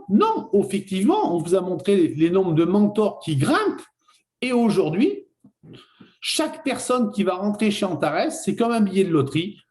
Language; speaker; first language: French; native; French